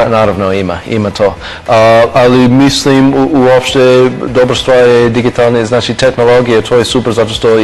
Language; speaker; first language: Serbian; non-native, fluent; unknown